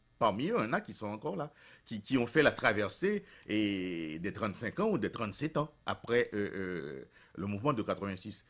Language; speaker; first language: French; non-native, local second language; Haitian Creole